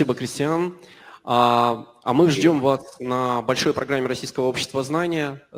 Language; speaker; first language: Russian; native; Russian